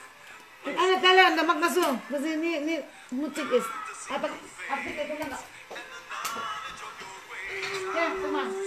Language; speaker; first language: German; non-native, learner; Cebuano